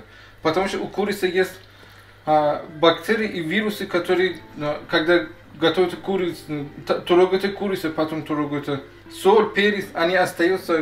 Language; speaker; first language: Russian; non-native, learner; Persian